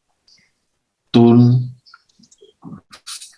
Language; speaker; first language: Arabic; non-native, learner; Indonesian